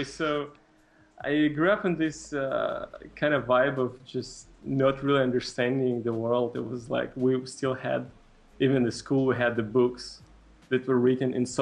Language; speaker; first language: English; non-native, fluent; Russian